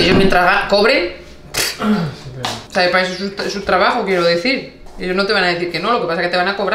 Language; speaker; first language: Spanish; native; Spanish